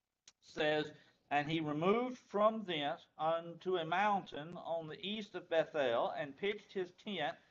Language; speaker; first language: English; native; English